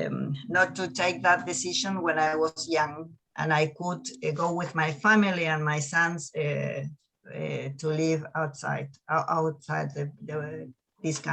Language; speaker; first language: English; non-native, learner; Spanish